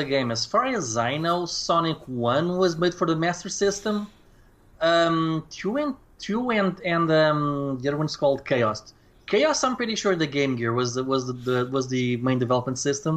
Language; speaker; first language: English; non-native, fluent; Portuguese